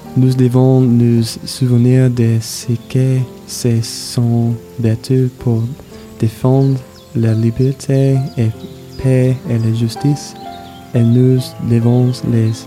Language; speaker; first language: French; non-native, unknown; English